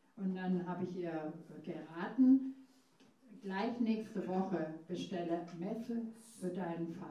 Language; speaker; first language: German; non-native, fluent; English